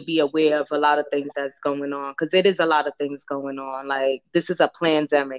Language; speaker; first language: English; native; English